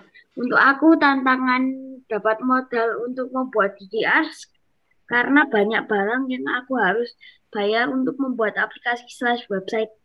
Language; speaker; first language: Indonesian; non-native, local second language; English